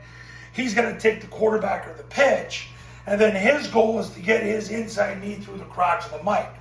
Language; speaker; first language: English; native; English